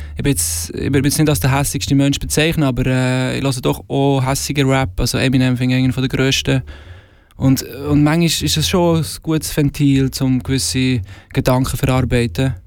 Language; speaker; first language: German; native; German